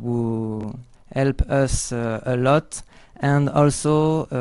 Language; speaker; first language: English; non-native, learner; French